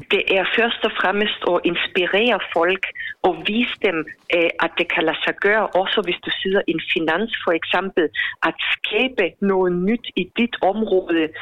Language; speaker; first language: Danish; non-native, fluent; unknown